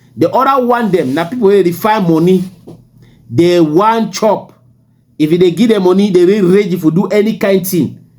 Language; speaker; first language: Nigerian Pidgin; native; Nigerian Pidgin